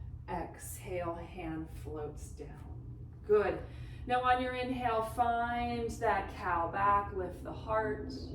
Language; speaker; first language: English; native; English